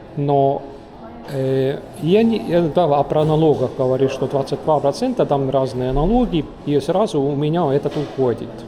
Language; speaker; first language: Russian; non-native, local second language; Estonian